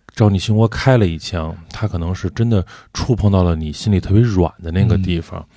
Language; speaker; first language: Chinese; native; Chinese